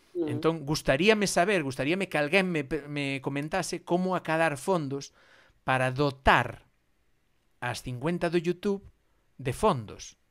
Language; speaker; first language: Galician; non-native, local second language; Spanish